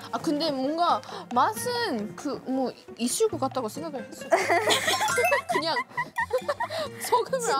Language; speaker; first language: Korean; non-native, learner; Japanese